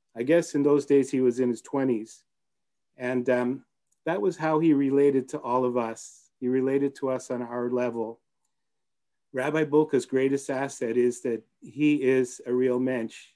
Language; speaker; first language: English; native; English